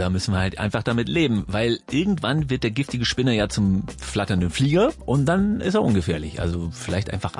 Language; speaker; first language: German; native; German